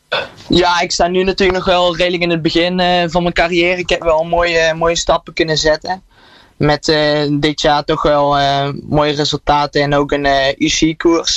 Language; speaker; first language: Dutch; native; Dutch